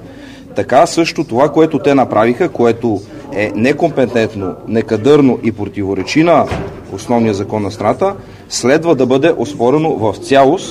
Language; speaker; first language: Bulgarian; native; Bulgarian